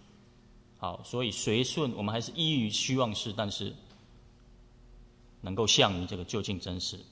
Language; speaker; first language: Chinese; native; Chinese